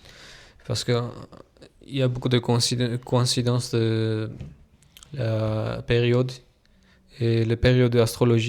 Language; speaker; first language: French; non-native, fluent; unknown